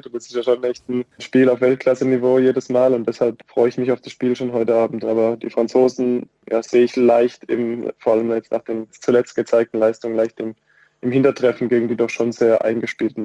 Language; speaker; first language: German; native; German